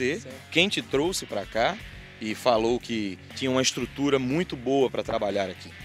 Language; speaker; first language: Portuguese; native; Portuguese